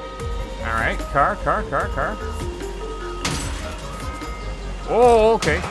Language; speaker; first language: English; native; English